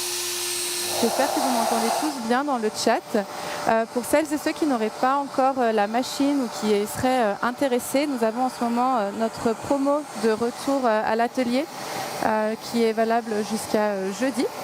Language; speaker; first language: French; native; French